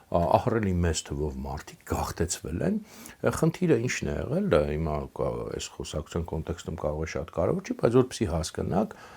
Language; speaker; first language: Armenian; native; Armenian